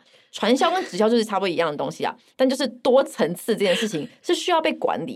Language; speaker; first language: Chinese; native; Chinese